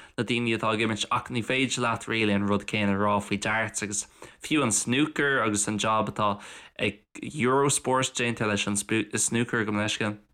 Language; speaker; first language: Irish; non-native, local second language; English